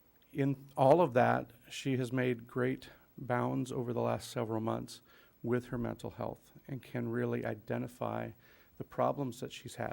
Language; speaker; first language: English; native; English